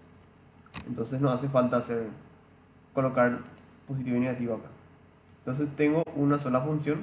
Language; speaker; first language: Spanish; native; Spanish